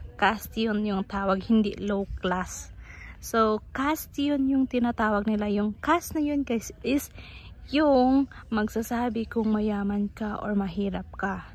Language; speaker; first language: Filipino; native; Filipino